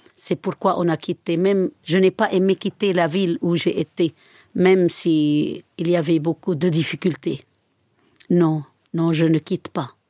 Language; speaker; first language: French; non-native, fluent; Arabic